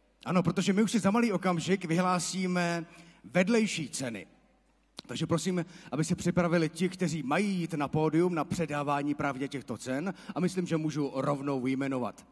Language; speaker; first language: Czech; native; Czech